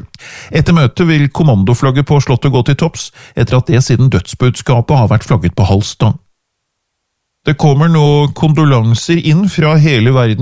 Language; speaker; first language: Norwegian; native; Norwegian